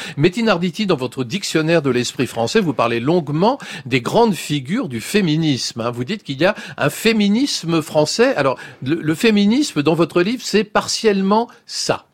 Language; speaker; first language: French; native; French